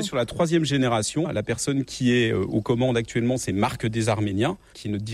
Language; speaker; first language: French; native; French